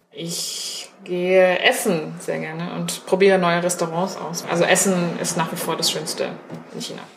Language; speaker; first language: German; early bilingual, other home language; Chinese